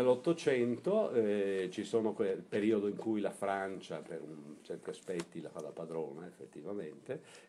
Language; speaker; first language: Italian; native; Italian